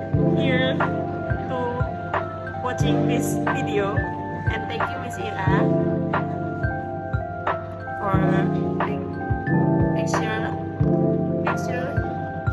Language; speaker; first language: English; non-native, learner; Indonesian